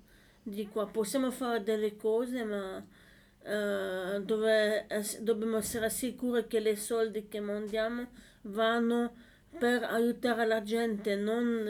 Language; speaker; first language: Italian; non-native, learner; French